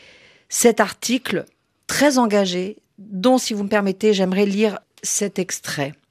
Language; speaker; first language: French; native; French